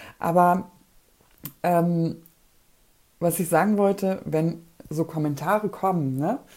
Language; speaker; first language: German; early bilingual, other home language; Polish